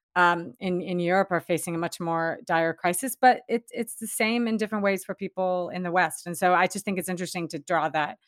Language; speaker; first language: English; native; English